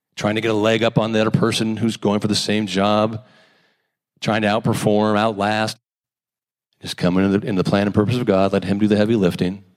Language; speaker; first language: English; native; English